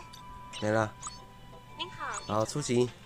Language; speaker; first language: Chinese; native; Chinese